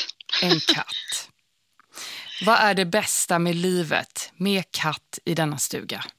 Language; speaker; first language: Swedish; native; Swedish